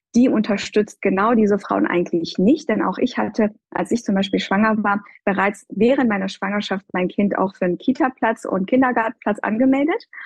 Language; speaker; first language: German; non-native, fluent; Persian